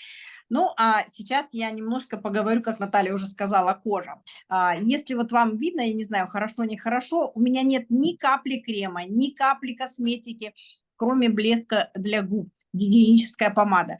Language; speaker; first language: Russian; native; Russian